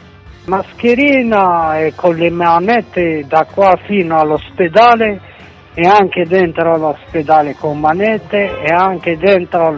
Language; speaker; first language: Italian; non-native, fluent; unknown